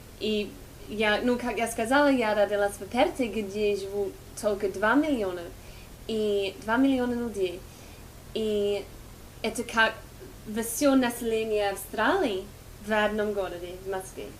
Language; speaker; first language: Russian; non-native, fluent; English